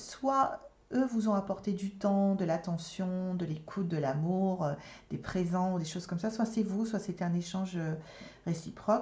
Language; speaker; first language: French; native; French